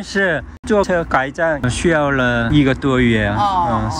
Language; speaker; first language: Chinese; non-native, learner; Korean